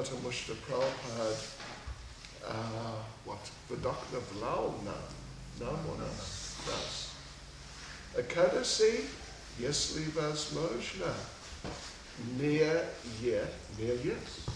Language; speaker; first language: Russian; non-native, learner; English